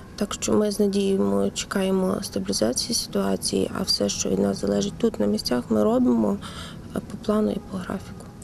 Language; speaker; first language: Ukrainian; native; Ukrainian